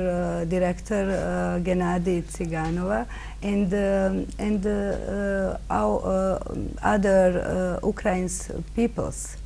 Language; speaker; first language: English; non-native, learner; Serbian